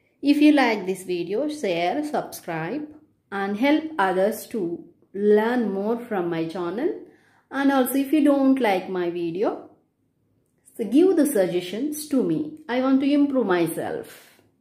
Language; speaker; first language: English; non-native, local second language; Telugu